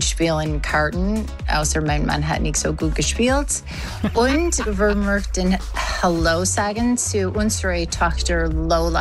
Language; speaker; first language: German; non-native, learner; English